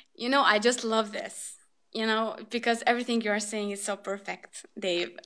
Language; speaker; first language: English; non-native, fluent; Albanian